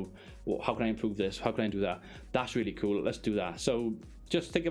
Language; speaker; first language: English; native; English